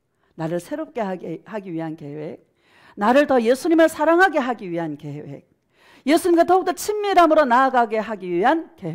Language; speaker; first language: Korean; native; Korean